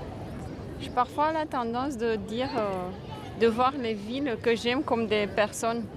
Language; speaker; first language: French; non-native, fluent; Romanian